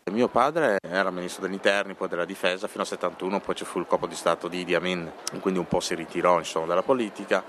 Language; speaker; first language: Italian; non-native, fluent; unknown